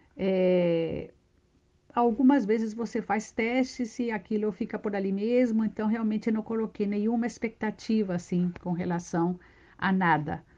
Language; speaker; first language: Portuguese; non-native, fluent; Spanish